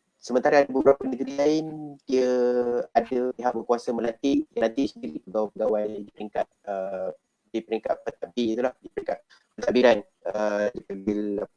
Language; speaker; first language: Malay; native; Malay